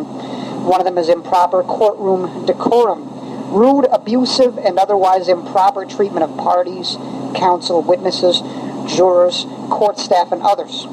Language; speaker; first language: English; native; English